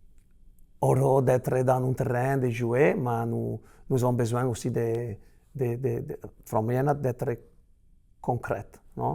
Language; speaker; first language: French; non-native, fluent; Italian